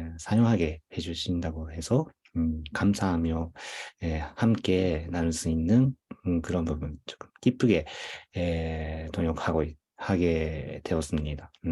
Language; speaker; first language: Korean; non-native, fluent; Japanese